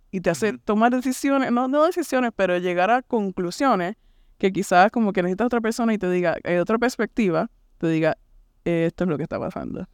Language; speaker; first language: Spanish; native; Spanish